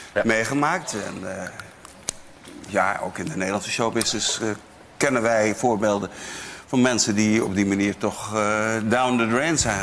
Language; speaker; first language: Dutch; native; Dutch